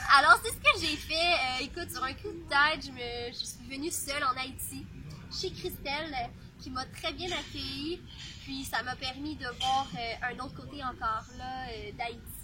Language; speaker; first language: French; native; French